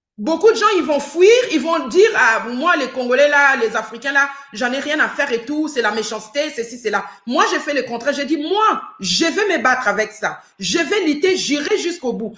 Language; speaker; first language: French; non-native, local second language; Lingala